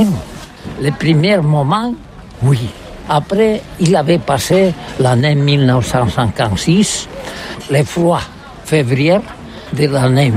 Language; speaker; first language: French; non-native, learner; Catalan